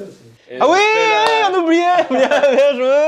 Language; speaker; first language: French; native; French